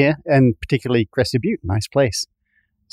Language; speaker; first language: English; native; English